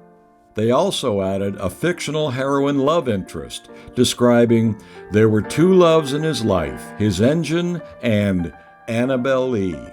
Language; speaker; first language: English; native; English